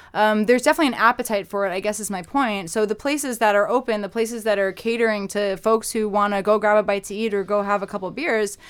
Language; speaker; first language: English; native; English